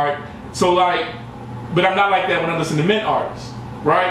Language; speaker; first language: English; native; English